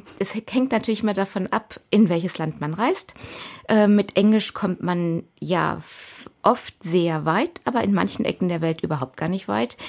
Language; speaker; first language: German; native; German